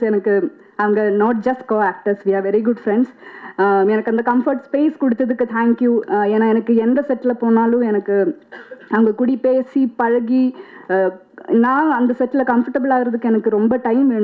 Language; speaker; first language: Tamil; non-native, fluent; Malayalam